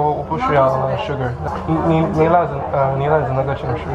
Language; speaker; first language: Chinese; non-native, learner; English